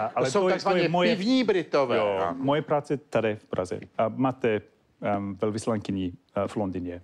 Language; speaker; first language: Czech; non-native, learner; English